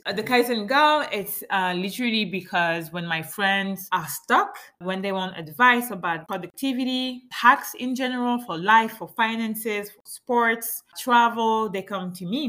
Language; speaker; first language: English; non-native, fluent; French